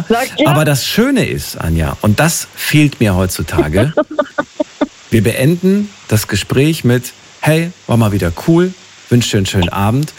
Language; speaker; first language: German; native; German